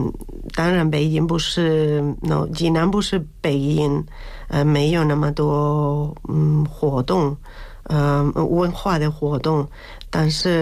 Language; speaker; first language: Chinese; non-native, learner; Spanish